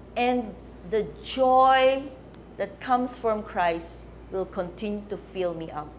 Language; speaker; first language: English; non-native, local second language; Filipino